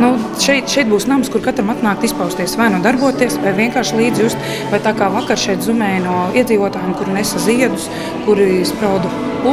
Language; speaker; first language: Latvian; native; Latvian